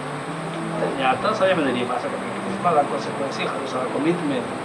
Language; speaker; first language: Indonesian; non-native, fluent; Spanish